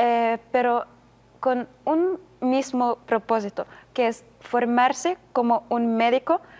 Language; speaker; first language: Spanish; non-native, learner; Arabic